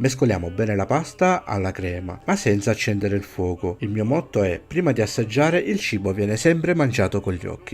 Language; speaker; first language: Italian; native; Italian